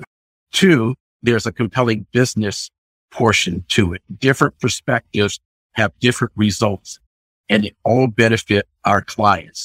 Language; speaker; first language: English; native; English